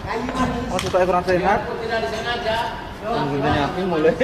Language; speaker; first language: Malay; non-native, local second language; Javanese